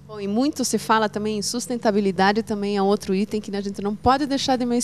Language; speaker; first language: Portuguese; native; Portuguese